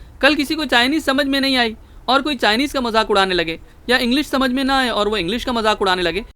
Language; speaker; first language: Urdu; native; Urdu